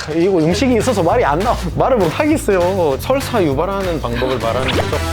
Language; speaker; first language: Korean; non-native, fluent; Arabic